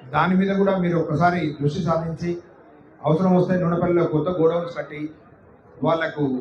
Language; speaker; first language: Telugu; native; Telugu